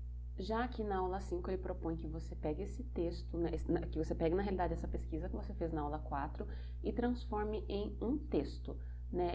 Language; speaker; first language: Portuguese; native; Portuguese